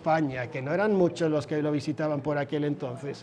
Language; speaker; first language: Spanish; non-native, fluent; Swedish